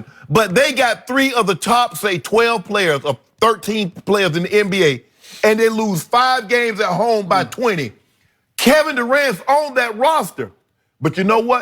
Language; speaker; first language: English; native; English